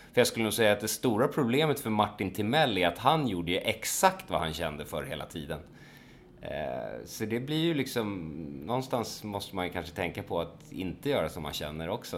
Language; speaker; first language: Swedish; native; Swedish